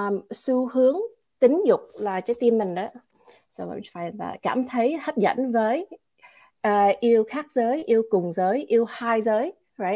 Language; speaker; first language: Vietnamese; early bilingual, heritage; Vietnamese